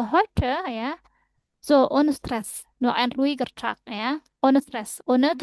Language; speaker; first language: German; non-native, fluent; Indonesian